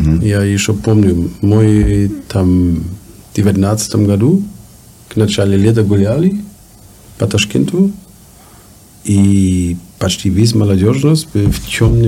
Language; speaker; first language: Russian; non-native, learner; German